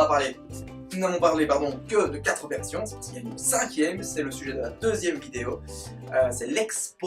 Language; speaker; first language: French; native; French